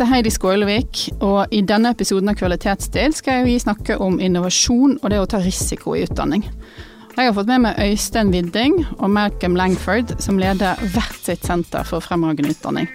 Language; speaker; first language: Norwegian; native; Norwegian